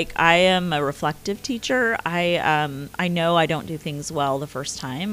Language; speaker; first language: English; early bilingual, other home language; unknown